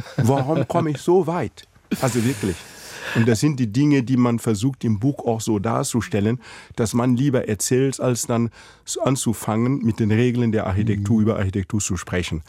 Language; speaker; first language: German; non-native, fluent; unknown